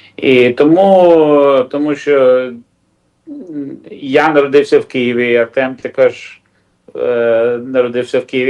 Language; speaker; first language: Ukrainian; non-native, local second language; Russian